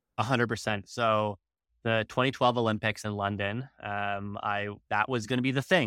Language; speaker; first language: English; native; English